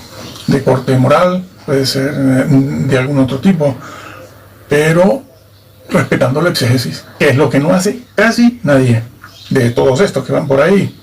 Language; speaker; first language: Spanish; native; Spanish